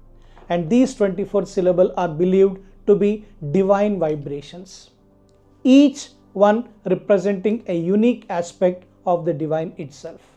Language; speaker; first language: English; non-native, local second language; Telugu